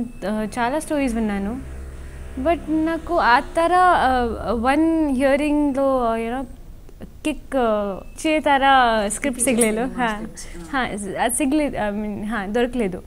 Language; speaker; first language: Telugu; non-native, local second language; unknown